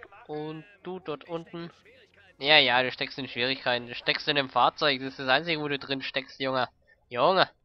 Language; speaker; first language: German; native; German